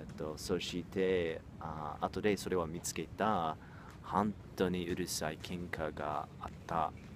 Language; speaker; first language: Japanese; non-native, learner; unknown